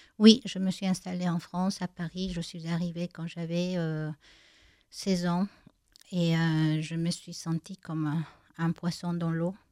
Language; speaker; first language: French; non-native, fluent; Spanish